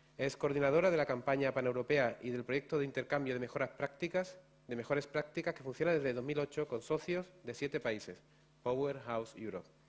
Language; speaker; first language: Spanish; native; Spanish